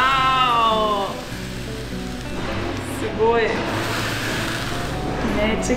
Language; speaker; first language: Japanese; non-native, learner; English